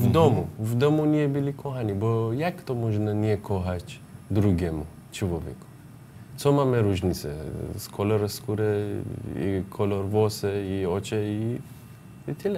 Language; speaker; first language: Polish; non-native, learner; Persian